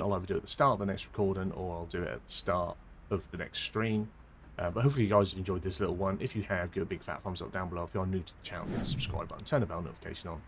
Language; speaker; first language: English; native; English